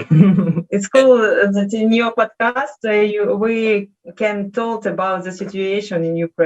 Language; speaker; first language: English; non-native, learner; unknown